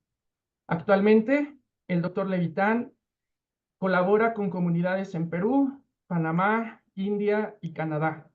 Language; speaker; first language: Spanish; native; Spanish